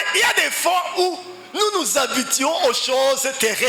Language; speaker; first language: French; non-native, local second language; Rundi